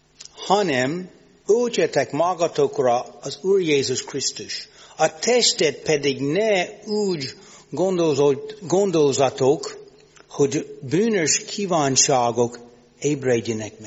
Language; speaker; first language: Hungarian; non-native, fluent; English